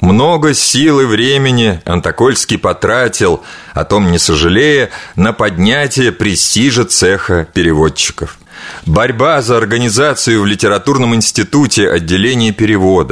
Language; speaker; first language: Russian; native; Russian